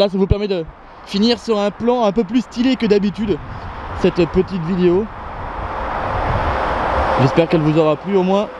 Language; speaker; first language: French; native; French